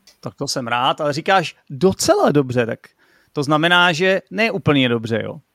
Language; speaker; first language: Czech; native; Czech